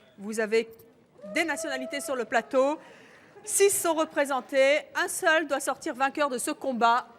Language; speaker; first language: French; native; French